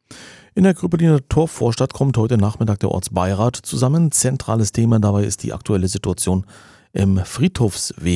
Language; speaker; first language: German; native; German